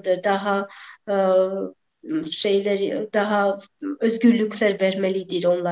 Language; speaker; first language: Turkish; non-native, fluent; Armenian